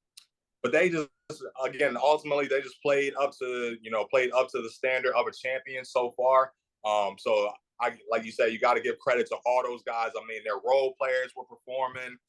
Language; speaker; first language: English; native; English